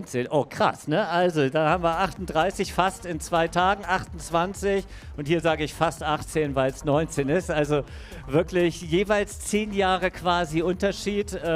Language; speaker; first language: German; native; German